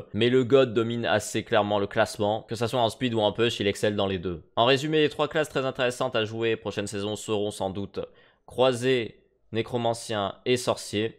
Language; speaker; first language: French; native; French